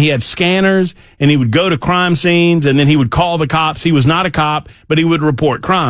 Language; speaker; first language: English; native; English